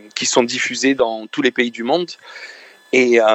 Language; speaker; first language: French; native; French